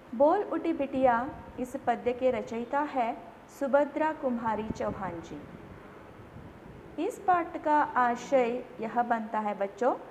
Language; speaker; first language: Hindi; non-native, local second language; Kannada